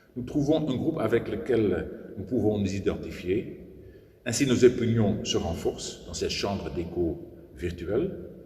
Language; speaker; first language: French; non-native, fluent; Dutch